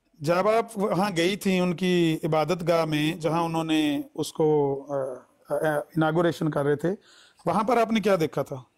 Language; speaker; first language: Urdu; non-native, local second language; Punjabi